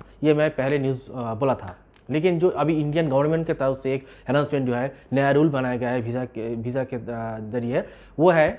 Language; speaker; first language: Hindi; non-native, local second language; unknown